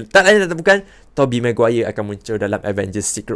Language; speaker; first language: Malay; native; Malay